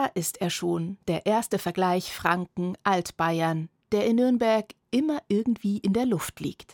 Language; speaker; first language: German; native; German